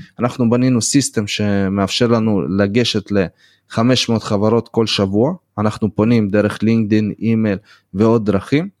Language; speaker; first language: Hebrew; early bilingual, other home language; Russian